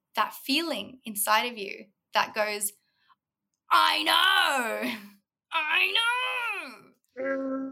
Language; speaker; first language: English; native; English